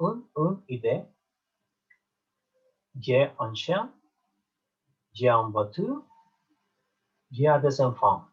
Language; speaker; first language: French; non-native, learner; Spanish